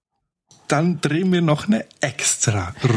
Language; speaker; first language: German; native; German